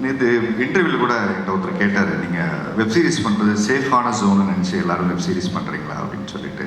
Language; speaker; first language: Tamil; native; Tamil